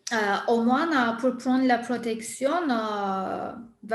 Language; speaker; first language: French; non-native, fluent; Turkish